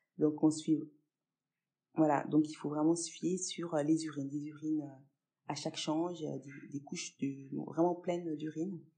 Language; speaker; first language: French; early bilingual, other home language; Fula